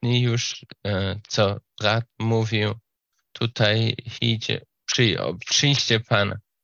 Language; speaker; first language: Polish; non-native, learner; Slovak